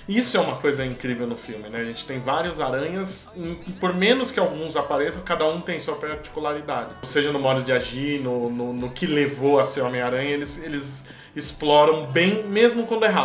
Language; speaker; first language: Portuguese; native; Portuguese